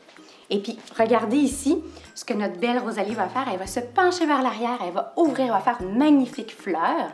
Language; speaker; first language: French; native; French